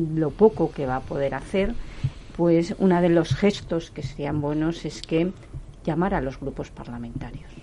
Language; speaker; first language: Spanish; native; Spanish